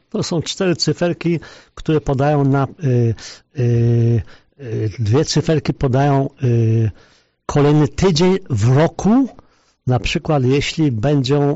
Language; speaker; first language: Polish; native; Polish